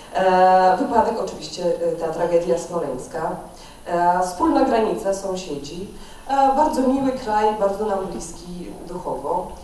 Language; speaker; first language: Polish; non-native, fluent; Russian